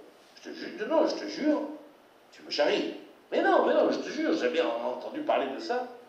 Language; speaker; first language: French; native; French